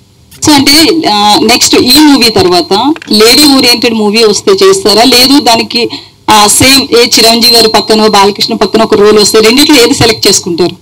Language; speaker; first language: Telugu; native; Telugu